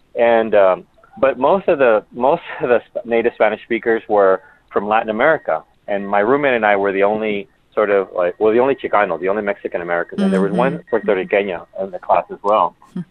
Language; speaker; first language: English; early bilingual, other home language; Spanish